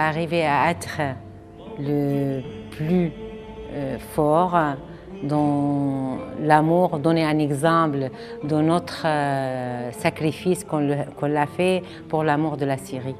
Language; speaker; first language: French; non-native, fluent; Arabic